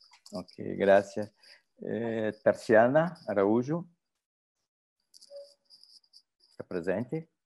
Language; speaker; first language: Spanish; non-native, learner; Portuguese